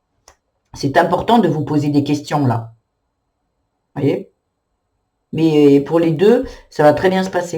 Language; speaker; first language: French; native; French